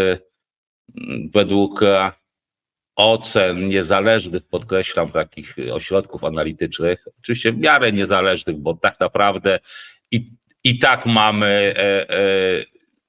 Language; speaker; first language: Polish; native; Polish